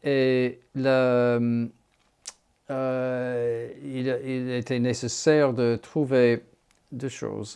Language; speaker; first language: French; non-native, fluent; English